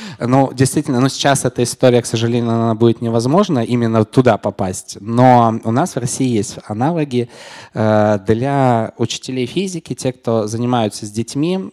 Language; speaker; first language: Russian; native; Russian